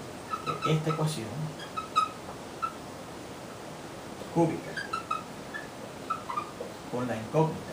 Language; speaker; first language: Spanish; native; Spanish